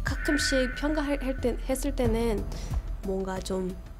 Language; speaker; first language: Korean; non-native, fluent; English